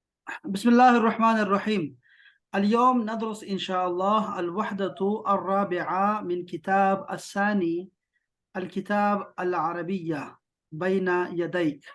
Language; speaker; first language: Arabic; non-native, fluent; Urdu